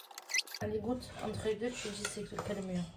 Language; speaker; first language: French; native; French